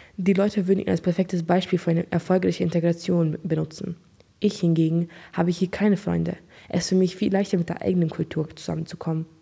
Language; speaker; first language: German; early bilingual, other home language; Turkish